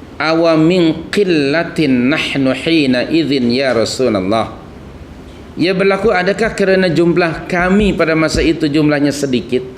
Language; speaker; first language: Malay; native; Malay